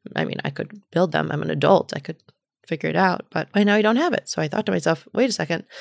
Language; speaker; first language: English; native; English